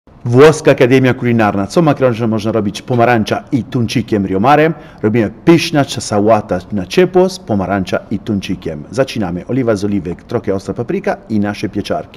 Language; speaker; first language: Polish; non-native, learner; Italian